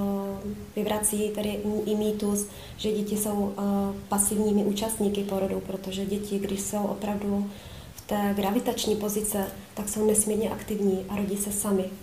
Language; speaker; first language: Czech; native; Czech